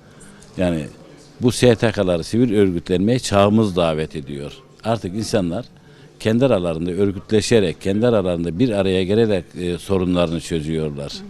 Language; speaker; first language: Turkish; native; Turkish